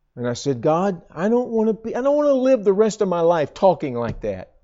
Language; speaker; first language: English; native; English